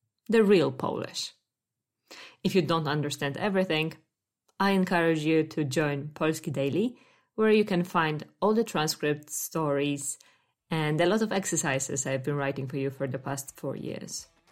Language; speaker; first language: English; non-native, fluent; Polish